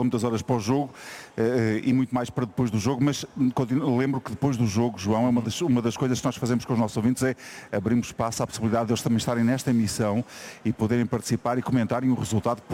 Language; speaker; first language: Portuguese; native; Portuguese